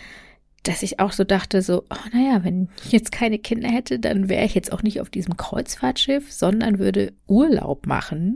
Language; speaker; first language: German; native; German